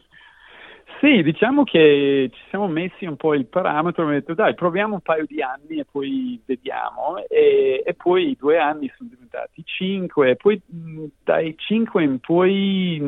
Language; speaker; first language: Italian; non-native, fluent; English